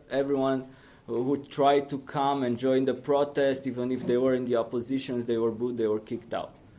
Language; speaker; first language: English; non-native, fluent; Romanian